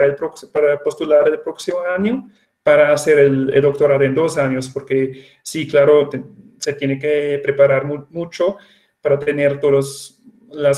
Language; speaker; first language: Spanish; non-native, fluent; Swiss German